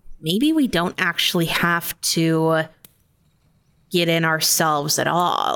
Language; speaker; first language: English; native; English